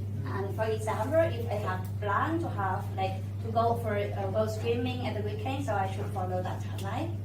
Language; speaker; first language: English; non-native, learner; Vietnamese